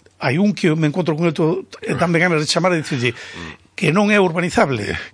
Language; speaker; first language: Galician; native; Galician